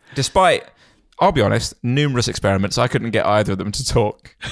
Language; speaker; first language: English; native; English